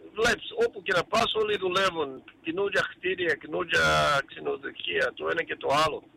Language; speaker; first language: Greek; early bilingual, heritage; Greek